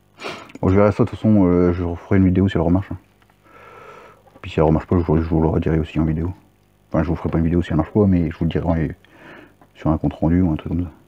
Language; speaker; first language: French; native; French